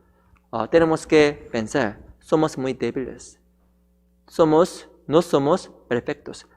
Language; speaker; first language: Spanish; non-native, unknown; Korean